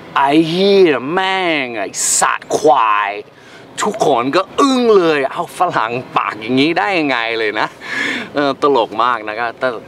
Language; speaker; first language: Thai; non-native, fluent; English